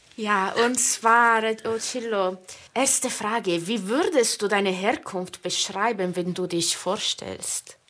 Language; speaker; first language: German; non-native, fluent; Italian